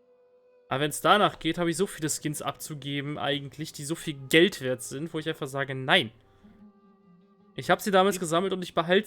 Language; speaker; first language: German; native; German